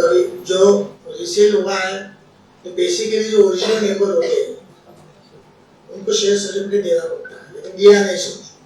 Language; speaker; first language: Hindi; non-native, local second language; Marathi